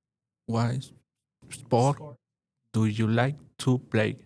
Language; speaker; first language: English; non-native, learner; Spanish